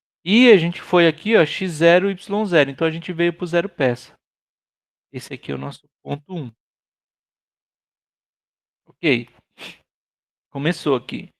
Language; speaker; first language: Portuguese; native; Portuguese